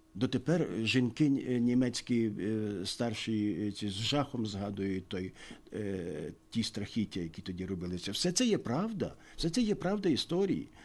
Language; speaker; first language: Ukrainian; native; Ukrainian